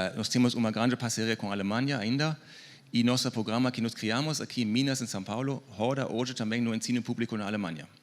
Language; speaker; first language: Portuguese; non-native, fluent; German